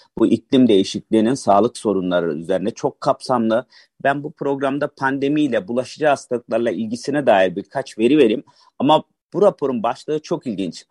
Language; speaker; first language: Turkish; native; Turkish